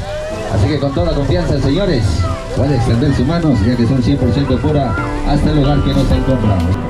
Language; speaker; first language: Spanish; native; Spanish